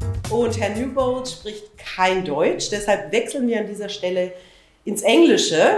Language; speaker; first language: German; native; German